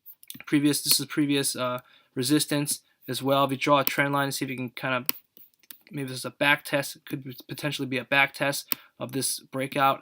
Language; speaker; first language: English; native; English